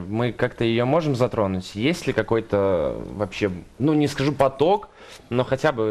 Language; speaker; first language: Russian; native; Russian